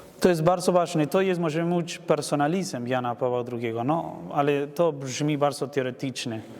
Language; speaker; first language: Polish; non-native, learner; Spanish